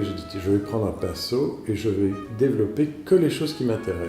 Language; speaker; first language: French; non-native, fluent; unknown